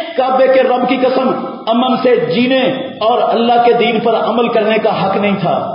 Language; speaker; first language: Urdu; native; Urdu